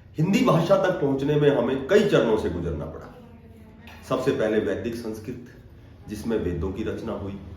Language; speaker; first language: Hindi; native; Hindi